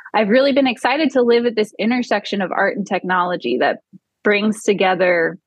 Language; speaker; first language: English; native; English